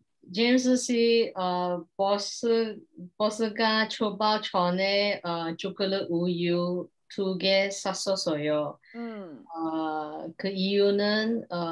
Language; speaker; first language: Korean; non-native, learner; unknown